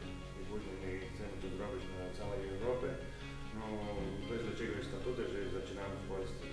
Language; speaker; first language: Polish; non-native, learner; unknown